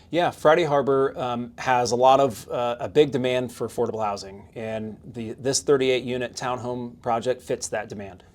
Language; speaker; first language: English; native; English